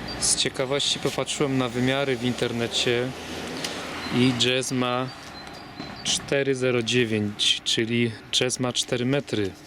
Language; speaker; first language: Polish; native; Polish